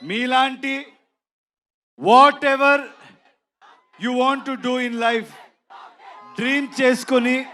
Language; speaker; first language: Telugu; non-native, learner; Kannada